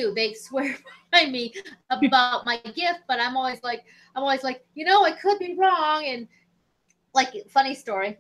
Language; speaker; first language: English; native; English